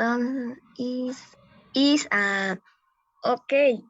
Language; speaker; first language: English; non-native, learner; Spanish